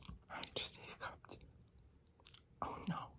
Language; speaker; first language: English; native; English